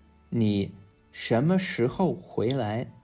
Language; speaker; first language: Chinese; non-native, fluent; English